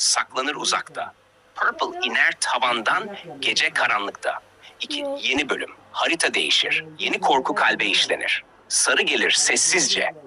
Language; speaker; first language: Turkish; native; Turkish